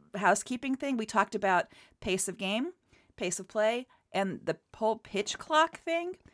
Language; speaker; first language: English; native; English